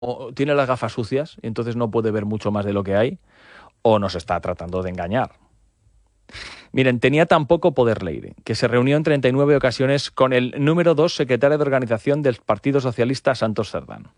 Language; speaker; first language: Spanish; native; Spanish